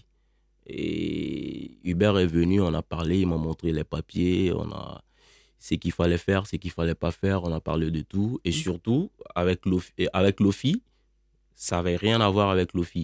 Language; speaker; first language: French; non-native, local second language; Bambara